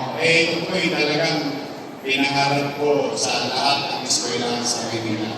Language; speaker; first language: Filipino; native; Filipino